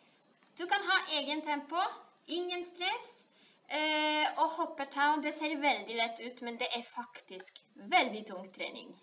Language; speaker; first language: Norwegian; non-native, fluent; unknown